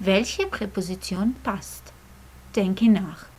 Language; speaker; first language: German; non-native, fluent; Croatian